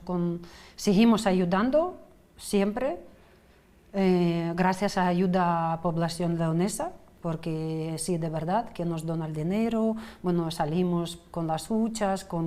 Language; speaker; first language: Spanish; non-native, fluent; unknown